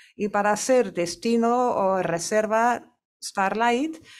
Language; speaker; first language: Spanish; non-native, fluent; German